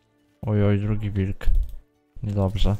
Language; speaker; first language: Polish; native; Polish